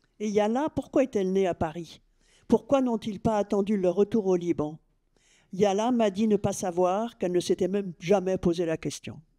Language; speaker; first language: French; native; French